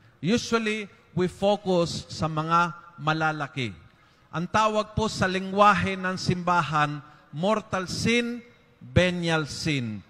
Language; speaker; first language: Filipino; non-native, fluent; Spanish